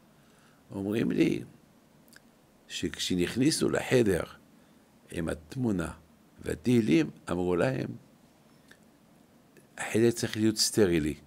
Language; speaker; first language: Hebrew; non-native, fluent; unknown